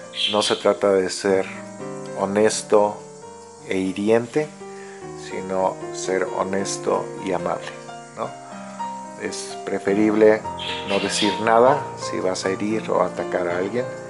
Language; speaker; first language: Spanish; native; Spanish